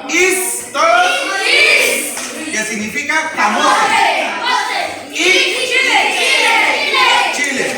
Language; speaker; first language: Spanish; non-native, local second language; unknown